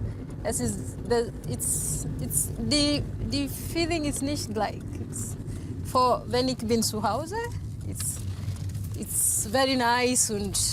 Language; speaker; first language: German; non-native, learner; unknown